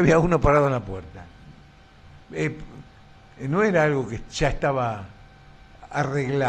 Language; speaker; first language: Spanish; native; Spanish